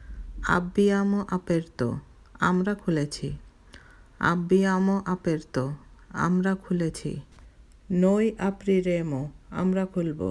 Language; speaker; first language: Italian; non-native, fluent; Bangla